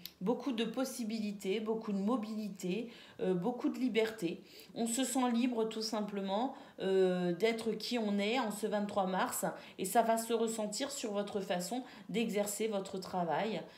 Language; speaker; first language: French; native; French